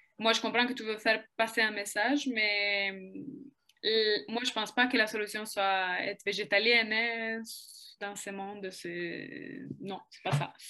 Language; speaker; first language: French; non-native, fluent; Italian